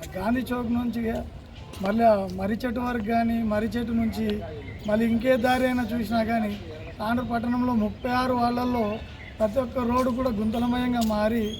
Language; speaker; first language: Telugu; native; Telugu